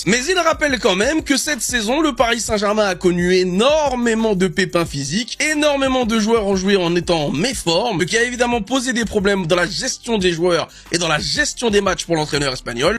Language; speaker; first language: French; native; French